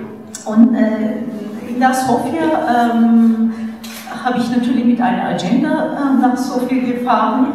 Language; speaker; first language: German; non-native, fluent; Turkish